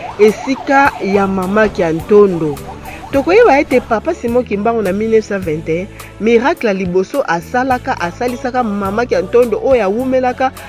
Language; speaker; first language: Lingala; non-native, local second language; Kongo